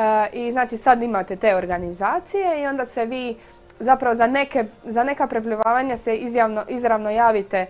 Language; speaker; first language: Croatian; native; Croatian